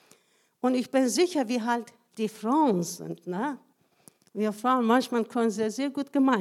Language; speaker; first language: German; non-native, fluent; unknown